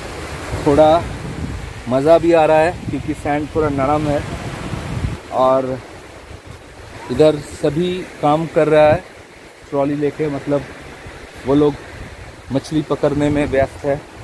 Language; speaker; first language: Hindi; non-native, local second language; Bangla